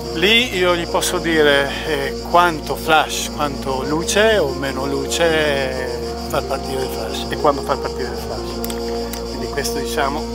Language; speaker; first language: Italian; non-native, fluent; English